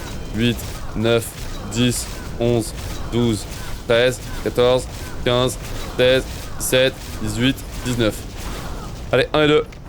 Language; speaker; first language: French; native; French